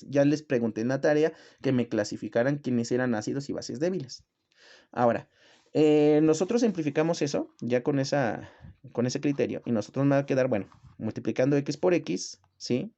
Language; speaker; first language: Spanish; native; Spanish